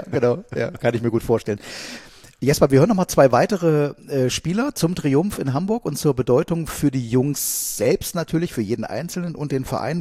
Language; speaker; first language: German; native; German